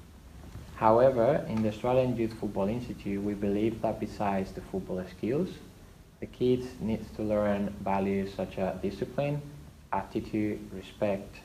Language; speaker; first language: English; non-native, fluent; Spanish